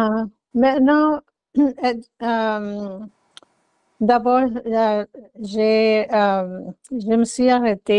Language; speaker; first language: French; non-native, learner; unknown